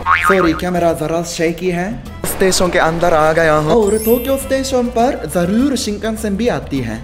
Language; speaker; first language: Hindi; non-native, fluent; Japanese